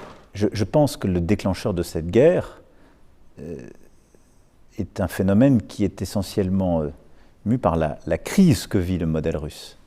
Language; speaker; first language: French; native; French